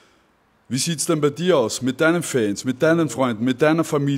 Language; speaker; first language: German; native; German